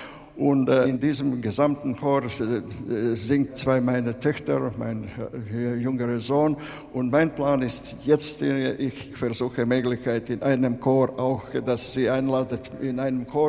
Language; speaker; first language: German; non-native, fluent; Latvian